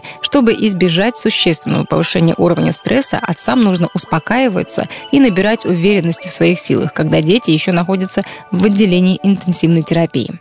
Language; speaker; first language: Russian; native; Russian